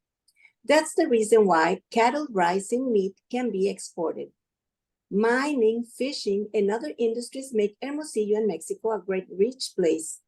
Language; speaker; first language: English; non-native, learner; Spanish